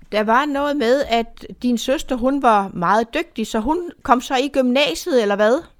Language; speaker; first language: Danish; native; Danish